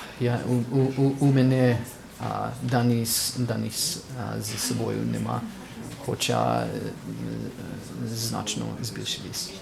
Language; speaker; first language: Ukrainian; non-native, fluent; English